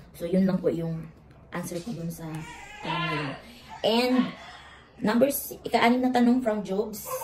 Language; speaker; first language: Filipino; native; Filipino